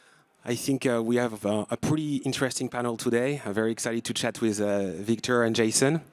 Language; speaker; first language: English; non-native, fluent; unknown